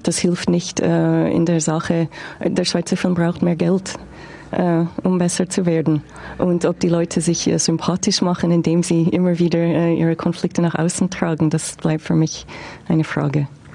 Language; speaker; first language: German; non-native, fluent; English